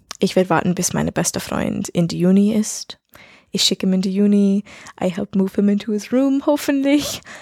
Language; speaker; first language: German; non-native, learner; English